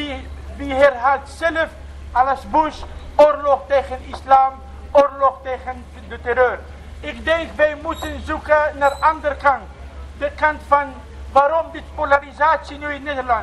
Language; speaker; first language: Dutch; non-native, learner; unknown